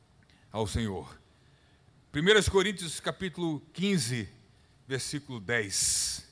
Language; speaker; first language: Portuguese; native; Portuguese